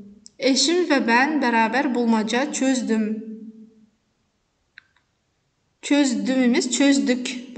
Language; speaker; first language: Turkish; non-native, fluent; Kazakh